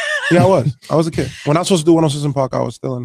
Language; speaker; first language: English; native; English